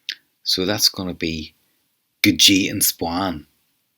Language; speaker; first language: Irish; non-native, fluent; English